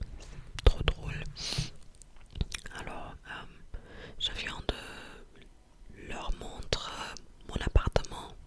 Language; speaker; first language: French; non-native, fluent; German